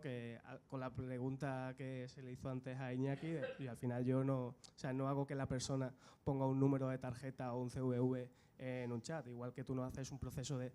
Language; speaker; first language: Spanish; native; Spanish